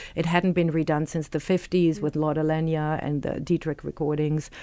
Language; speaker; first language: English; non-native, fluent; German